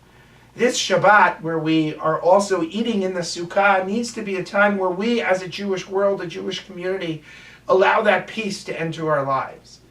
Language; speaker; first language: English; native; English